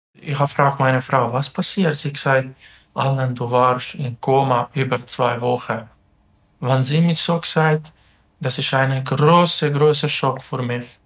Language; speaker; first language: German; non-native, learner; Turkish